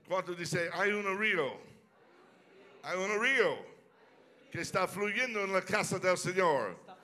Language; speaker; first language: Spanish; non-native, learner; English